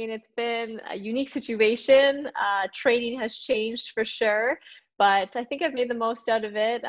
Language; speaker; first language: English; native; English